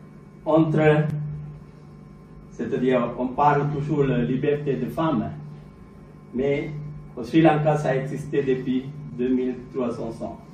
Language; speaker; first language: French; non-native, learner; Sinhala